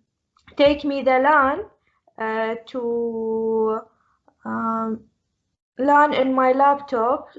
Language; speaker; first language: English; non-native, learner; Arabic